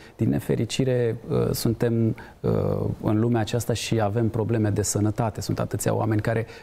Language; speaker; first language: Romanian; native; Romanian